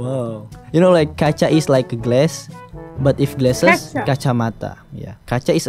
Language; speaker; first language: English; non-native, learner; Indonesian